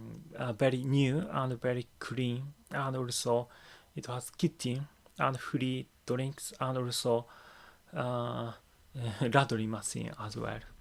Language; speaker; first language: English; non-native, learner; Japanese